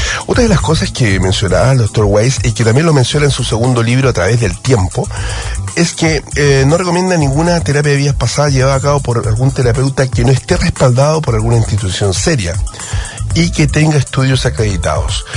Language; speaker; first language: Spanish; native; Spanish